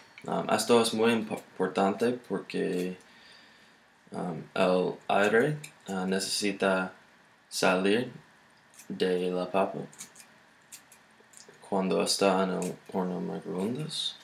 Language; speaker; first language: Spanish; non-native, learner; English